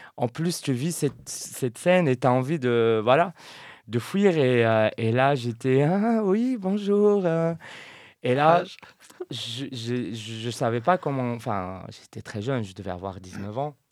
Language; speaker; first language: French; non-native, local second language; Arabic